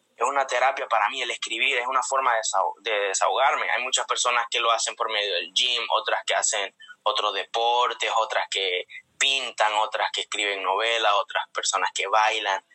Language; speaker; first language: Spanish; native; Spanish